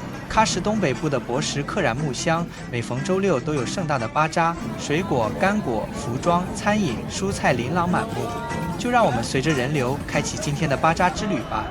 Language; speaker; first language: Chinese; native; Chinese